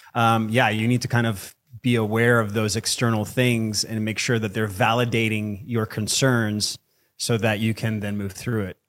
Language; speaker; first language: English; early bilingual, other home language; Portuguese